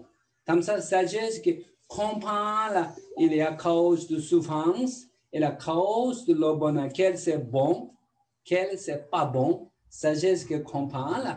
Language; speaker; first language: French; non-native, learner; Tibetan